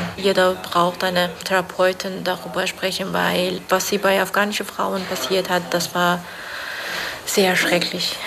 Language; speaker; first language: German; non-native, fluent; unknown